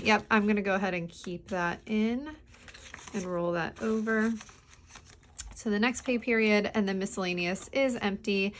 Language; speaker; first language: English; native; English